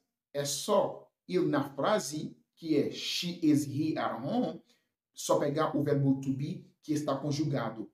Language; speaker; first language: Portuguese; non-native, fluent; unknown